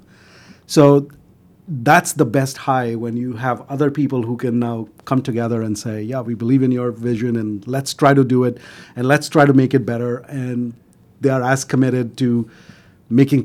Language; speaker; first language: English; non-native, local second language; Hindi